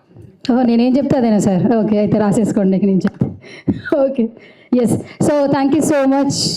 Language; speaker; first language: Telugu; native; Telugu